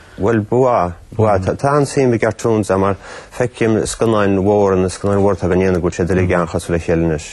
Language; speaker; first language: Irish; native; Irish